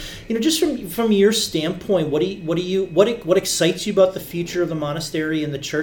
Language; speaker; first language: English; native; English